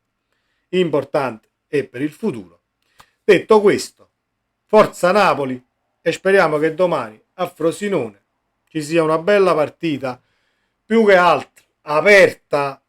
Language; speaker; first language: Italian; native; Italian